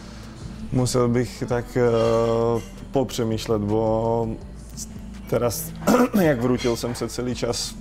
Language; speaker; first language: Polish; non-native, learner; Czech